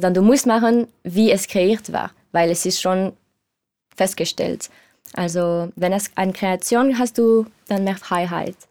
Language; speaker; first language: German; non-native, learner; French